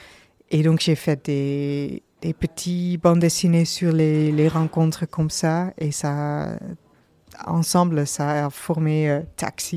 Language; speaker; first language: French; non-native, learner; Dutch